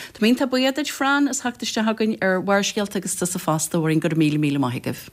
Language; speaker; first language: Irish; native; Irish